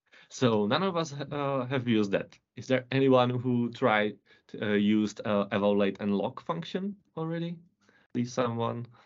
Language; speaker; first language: English; non-native, fluent; Czech